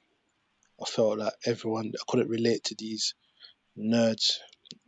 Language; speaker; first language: English; native; English